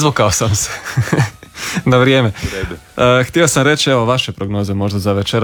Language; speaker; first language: Serbian; native; Serbian